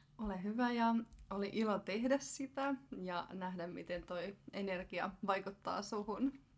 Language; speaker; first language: Finnish; early bilingual, other home language; Russian